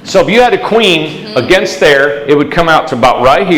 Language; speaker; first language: English; native; English